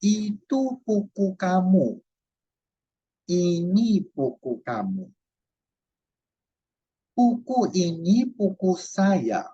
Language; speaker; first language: Indonesian; non-native, fluent; Chinese